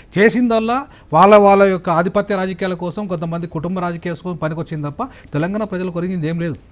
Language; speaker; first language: Telugu; native; Telugu